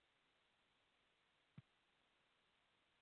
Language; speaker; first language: English; native; English